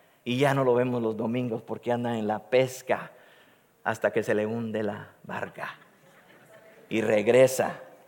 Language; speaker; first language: Spanish; native; Spanish